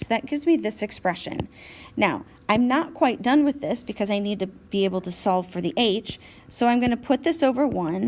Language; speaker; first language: English; native; English